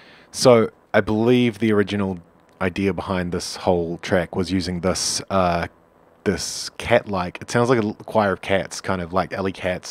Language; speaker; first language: English; native; English